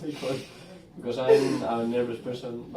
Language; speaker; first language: English; non-native, learner; Spanish